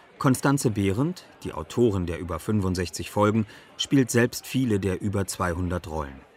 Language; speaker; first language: German; native; German